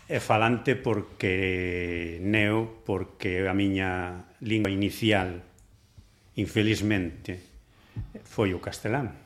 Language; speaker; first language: Galician; non-native, local second language; Spanish